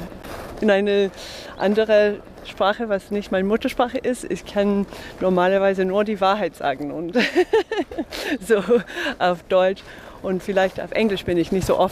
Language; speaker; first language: German; non-native, fluent; English